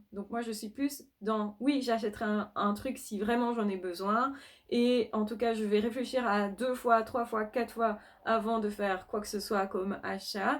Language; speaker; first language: French; native; French